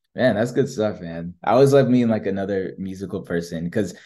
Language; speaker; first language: English; native; English